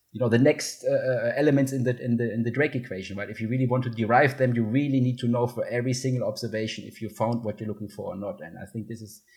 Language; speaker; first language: English; non-native, fluent; German